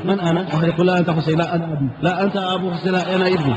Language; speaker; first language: Arabic; non-native, fluent; Portuguese